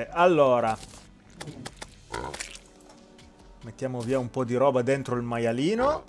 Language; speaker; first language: Italian; native; Italian